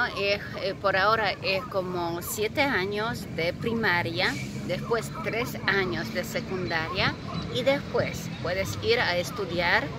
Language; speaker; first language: Spanish; non-native, fluent; Polish